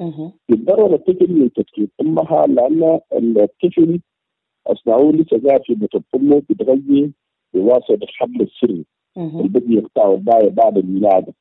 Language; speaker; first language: Arabic; native; Arabic